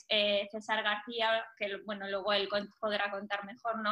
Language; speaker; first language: Spanish; native; Spanish